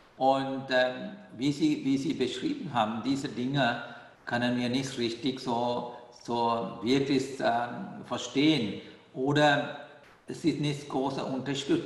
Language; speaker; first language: German; non-native, fluent; Sinhala